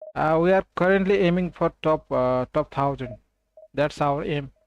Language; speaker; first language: English; non-native, local second language; Nepali